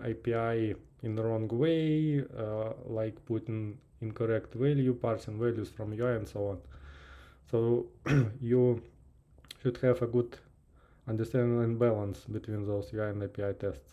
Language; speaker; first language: English; non-native, fluent; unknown